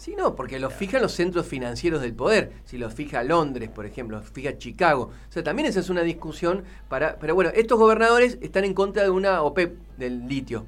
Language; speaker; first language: Spanish; native; Spanish